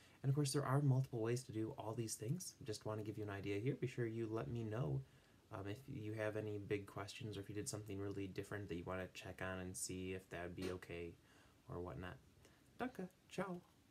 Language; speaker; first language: English; native; English